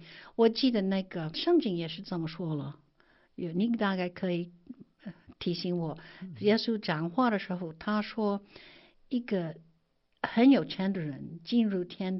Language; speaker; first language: Chinese; non-native, fluent; English